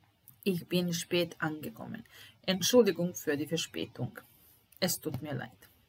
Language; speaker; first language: German; non-native, fluent; Italian